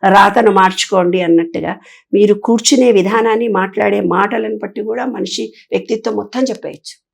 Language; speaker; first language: Telugu; native; Telugu